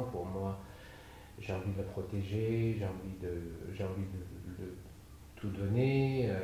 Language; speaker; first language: French; non-native, fluent; Chinese